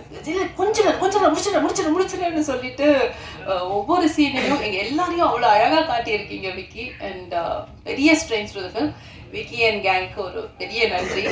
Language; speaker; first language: Tamil; native; Tamil